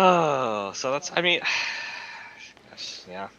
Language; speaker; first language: English; native; English